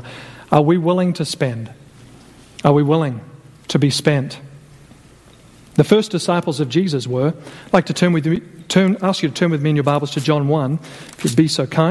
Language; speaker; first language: English; native; English